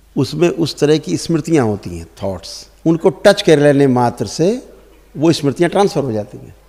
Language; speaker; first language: Hindi; native; Hindi